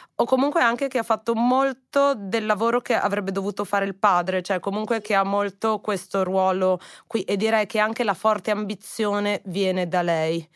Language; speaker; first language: Italian; native; Italian